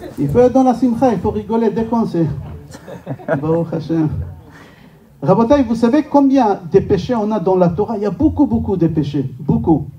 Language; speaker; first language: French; non-native, fluent; Hebrew